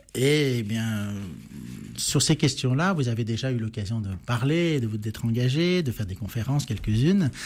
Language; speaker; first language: French; native; French